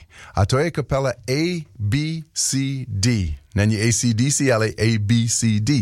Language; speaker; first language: Czech; non-native, learner; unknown